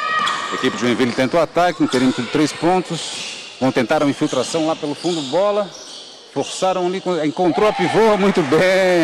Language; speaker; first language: Portuguese; native; Portuguese